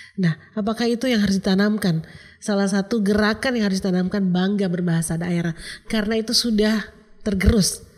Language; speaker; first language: Indonesian; native; Indonesian